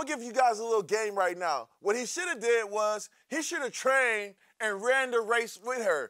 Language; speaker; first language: English; native; English